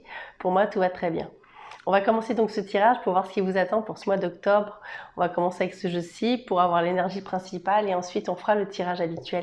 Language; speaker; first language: French; native; French